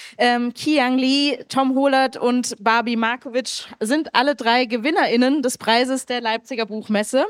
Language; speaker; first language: German; native; German